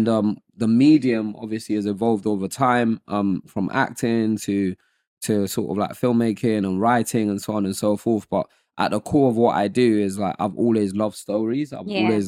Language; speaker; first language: English; non-native, local second language; Yoruba